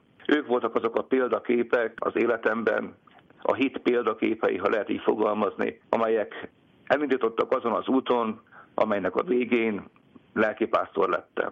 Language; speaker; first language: Hungarian; native; Hungarian